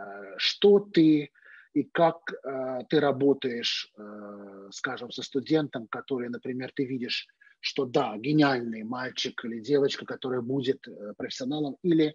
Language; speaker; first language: Russian; native; Russian